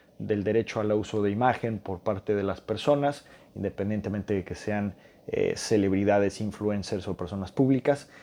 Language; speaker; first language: Spanish; native; Spanish